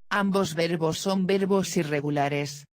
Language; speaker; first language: Spanish; non-native, fluent; Dutch